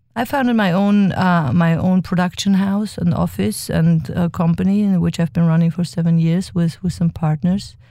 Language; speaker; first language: English; early bilingual, other home language; German